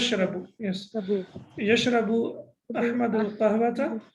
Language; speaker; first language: Arabic; non-native, fluent; English